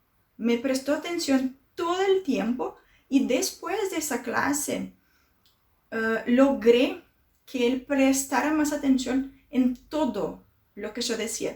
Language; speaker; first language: Spanish; non-native, fluent; Portuguese